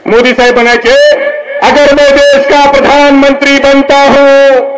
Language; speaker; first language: Hindi; non-native, local second language; Marathi